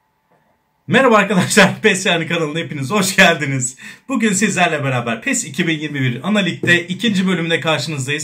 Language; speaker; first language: Turkish; native; Turkish